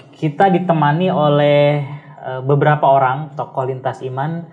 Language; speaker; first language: Indonesian; native; Indonesian